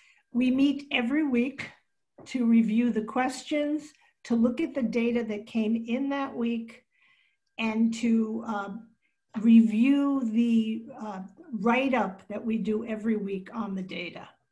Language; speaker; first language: English; native; English